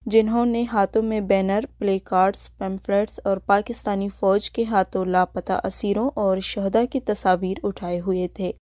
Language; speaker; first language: Urdu; non-native, local second language; Baluchi